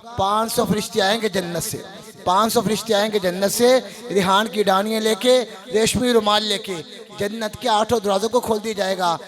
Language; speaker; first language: Urdu; non-native, local second language; Punjabi